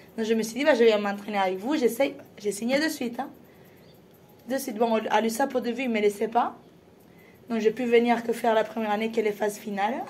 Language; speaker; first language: French; non-native, fluent; Spanish